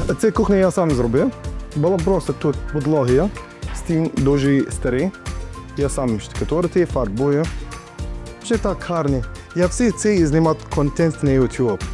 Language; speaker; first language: Ukrainian; non-native, learner; Arabic